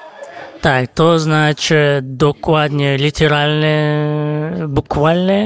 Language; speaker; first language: Polish; non-native, fluent; Kazakh